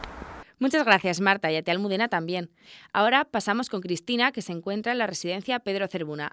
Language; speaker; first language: Spanish; native; Spanish